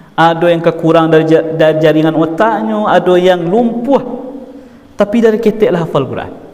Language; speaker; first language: Malay; non-native, local second language; Minangkabau